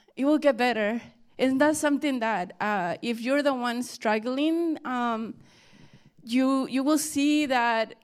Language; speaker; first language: English; early bilingual, other home language; Spanish